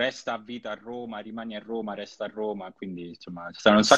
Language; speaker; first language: Italian; native; Italian